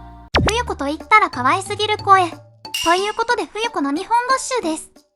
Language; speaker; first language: Japanese; native; Japanese